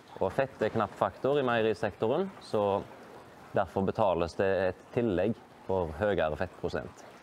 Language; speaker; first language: Norwegian; native; Norwegian